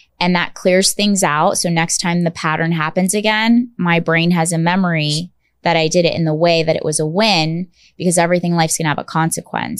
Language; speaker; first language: English; native; English